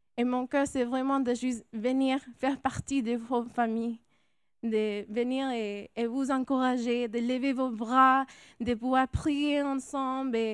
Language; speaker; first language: French; non-native, fluent; English